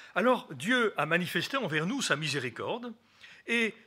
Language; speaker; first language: French; native; French